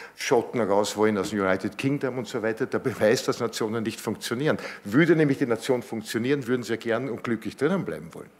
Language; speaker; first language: German; native; German